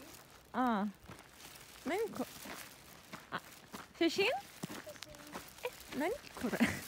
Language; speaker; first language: Japanese; non-native, learner; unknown